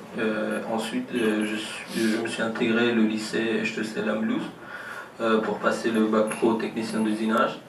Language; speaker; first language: French; non-native, fluent; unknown